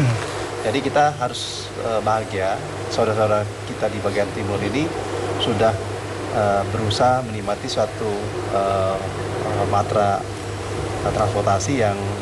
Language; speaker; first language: Indonesian; native; Indonesian